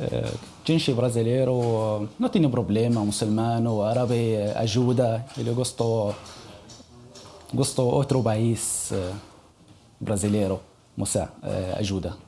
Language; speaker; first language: Portuguese; non-native, learner; Arabic